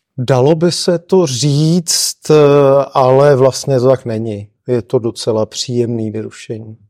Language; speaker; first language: Czech; native; Czech